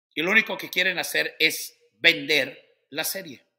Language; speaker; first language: Spanish; early bilingual, heritage; Spanish